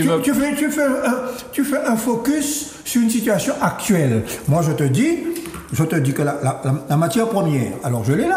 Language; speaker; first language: French; native; French